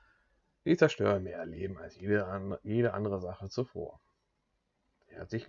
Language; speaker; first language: German; native; German